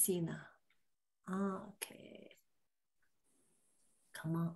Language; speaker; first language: English; non-native, fluent; Chinese